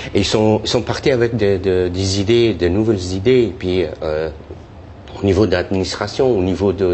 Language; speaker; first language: French; non-native, fluent; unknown